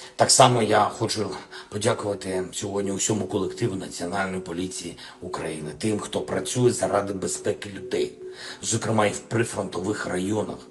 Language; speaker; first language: Ukrainian; non-native, local second language; Russian